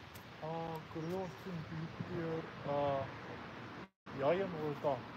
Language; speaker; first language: Turkish; non-native, learner; English